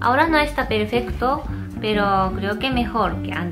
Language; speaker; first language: Spanish; non-native, fluent; Japanese